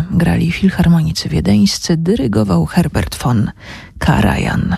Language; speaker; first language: Polish; native; Polish